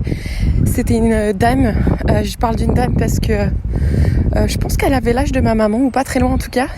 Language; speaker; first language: French; native; French